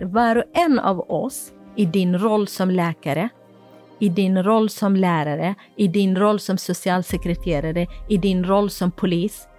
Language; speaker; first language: Swedish; non-native, fluent; Kurdish